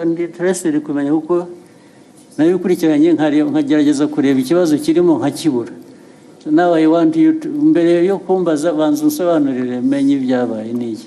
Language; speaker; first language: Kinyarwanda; early bilingual, heritage; Kinyarwanda